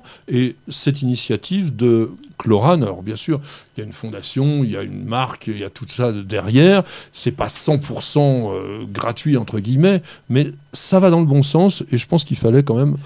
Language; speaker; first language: French; native; French